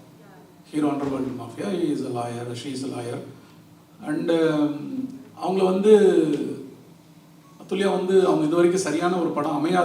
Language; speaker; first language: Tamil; native; Tamil